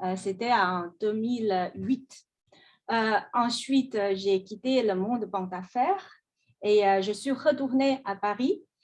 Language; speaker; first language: French; non-native, fluent; Chinese